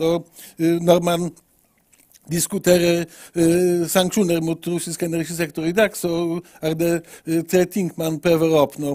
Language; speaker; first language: Norwegian; non-native, fluent; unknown